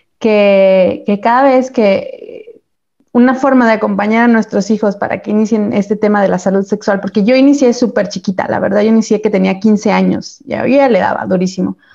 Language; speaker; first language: Spanish; native; Spanish